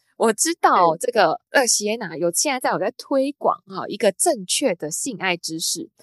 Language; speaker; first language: Chinese; native; Chinese